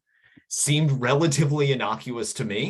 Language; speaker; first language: English; native; English